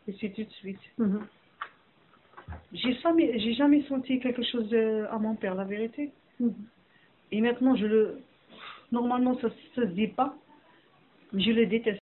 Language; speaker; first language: French; non-native, learner; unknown